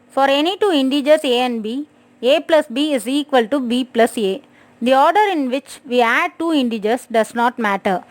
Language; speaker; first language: English; non-native, local second language; Tamil